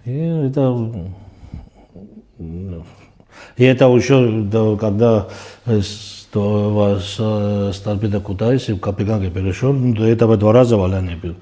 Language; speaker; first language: Russian; non-native, fluent; Georgian